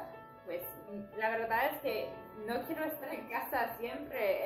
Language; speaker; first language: Spanish; non-native, fluent; English